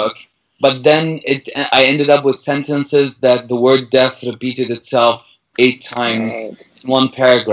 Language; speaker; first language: English; non-native, fluent; Arabic